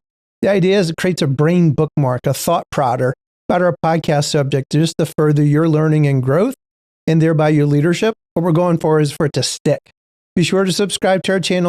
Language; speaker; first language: English; native; English